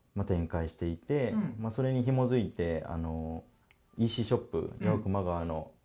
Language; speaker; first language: Japanese; native; Japanese